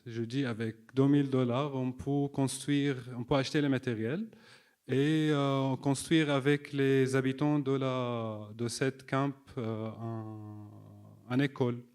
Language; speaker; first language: French; non-native, fluent; Arabic